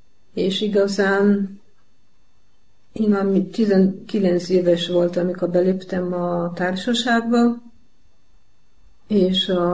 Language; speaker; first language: Hungarian; non-native, learner; Polish